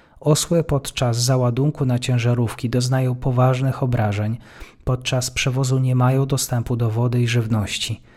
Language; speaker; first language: Polish; native; Polish